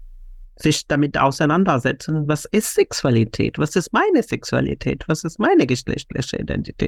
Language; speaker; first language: German; non-native, fluent; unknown